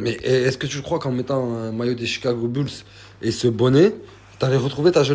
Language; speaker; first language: French; native; French